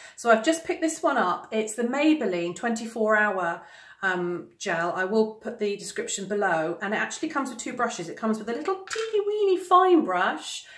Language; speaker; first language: English; native; English